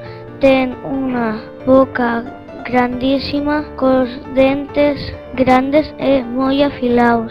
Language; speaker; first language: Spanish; non-native, local second language; Galician